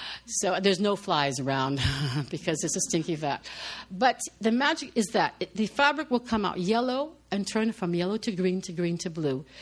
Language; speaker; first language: English; non-native, fluent; French